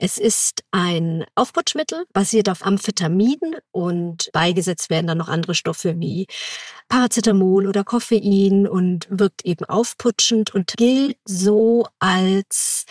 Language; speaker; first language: German; native; German